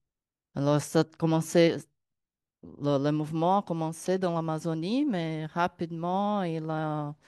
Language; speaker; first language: French; non-native, learner; Portuguese